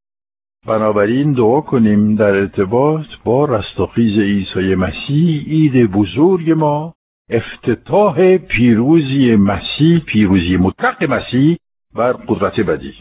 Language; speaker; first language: Persian; non-native, fluent; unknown